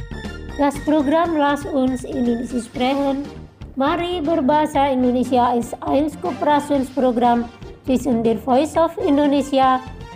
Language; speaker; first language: German; non-native, fluent; Indonesian